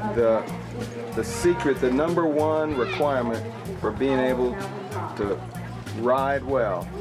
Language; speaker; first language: English; native; English